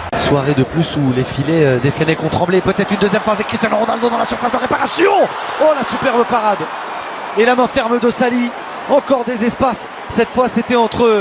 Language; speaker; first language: French; native; French